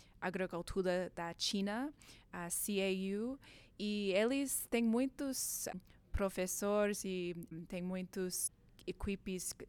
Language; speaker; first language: Portuguese; non-native, learner; English